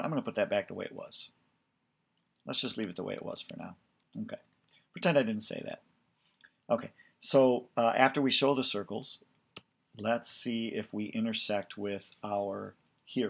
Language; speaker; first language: English; native; English